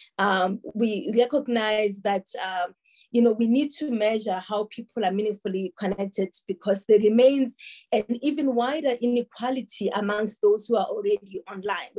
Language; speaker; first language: English; non-native, local second language; Tsonga